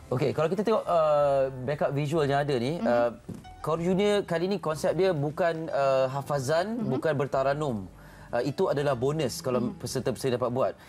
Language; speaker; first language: Malay; native; Malay